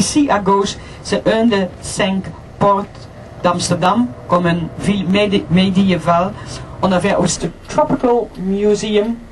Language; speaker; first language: French; non-native, fluent; Dutch